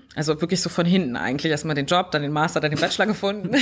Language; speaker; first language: German; early bilingual, other home language; French